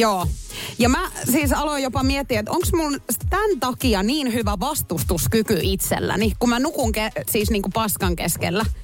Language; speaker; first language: Finnish; native; Finnish